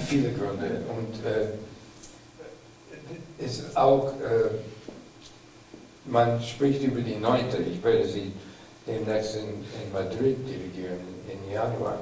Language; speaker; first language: German; non-native, fluent; English